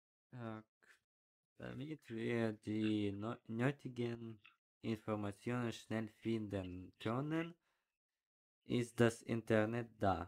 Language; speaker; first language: German; non-native, learner; Ukrainian